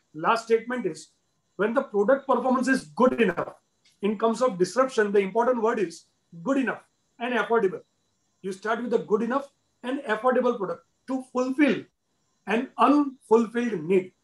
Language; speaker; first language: English; non-native, local second language; Gujarati